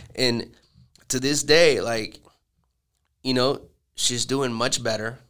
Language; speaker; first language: English; early bilingual, other home language; Spanish